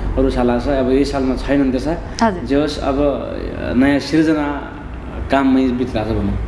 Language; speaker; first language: Nepali; native; Nepali